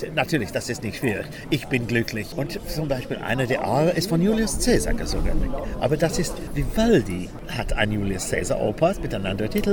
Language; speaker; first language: German; non-native, learner; English